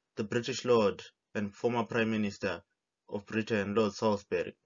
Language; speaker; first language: English; non-native, local second language; Shona